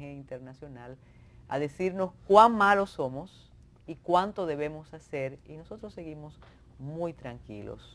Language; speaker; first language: Spanish; native; Spanish